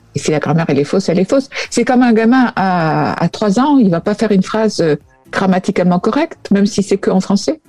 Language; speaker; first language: French; native; French